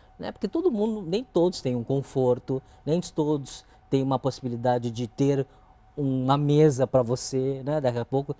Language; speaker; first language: Portuguese; early bilingual, other home language; Chinese